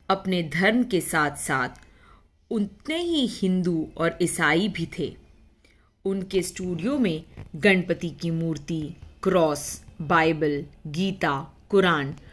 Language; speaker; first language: Hindi; non-native, local second language; Marathi